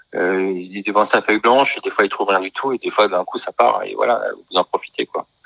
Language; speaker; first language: French; native; French